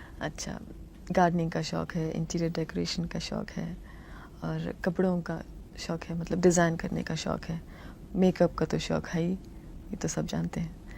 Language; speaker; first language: Hindi; non-native, local second language; Tamil